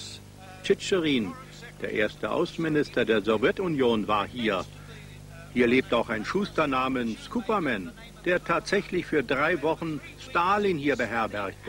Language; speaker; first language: German; native; German